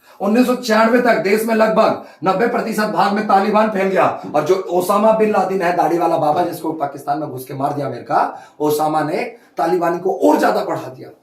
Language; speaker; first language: Hindi; native; Hindi